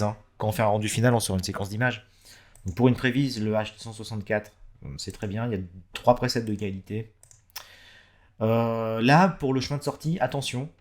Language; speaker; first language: French; native; French